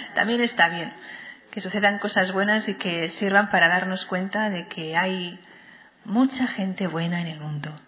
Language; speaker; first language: Spanish; non-native, local second language; Catalan